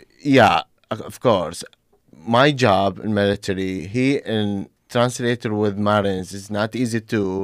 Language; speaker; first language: English; non-native, learner; Arabic